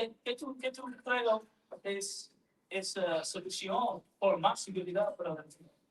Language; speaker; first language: Spanish; non-native, learner; English